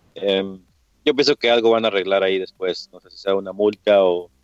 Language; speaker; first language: Spanish; early bilingual, heritage; Spanish